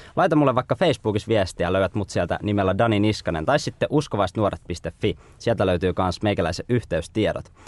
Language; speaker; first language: Finnish; native; Finnish